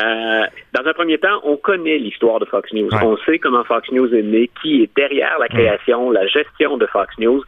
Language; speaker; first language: French; native; French